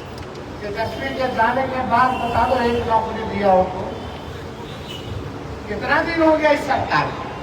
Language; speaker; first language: Hindi; native; Hindi